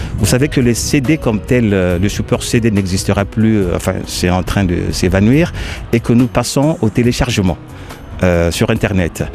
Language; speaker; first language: French; non-native, local second language; Lingala